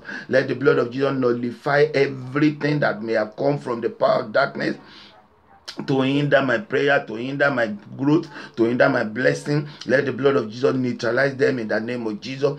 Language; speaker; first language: English; non-native, local second language; Yoruba